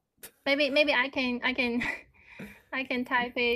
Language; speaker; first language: English; non-native, learner; Chinese